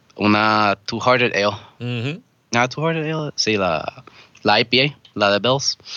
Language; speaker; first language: Spanish; native; Spanish